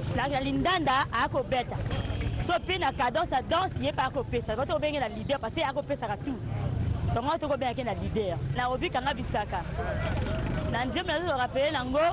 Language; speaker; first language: Lingala; native; Lingala